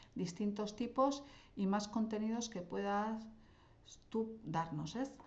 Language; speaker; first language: Spanish; non-native, local second language; Basque